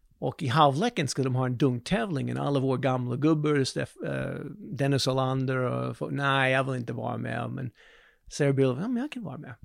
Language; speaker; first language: Swedish; non-native, fluent; English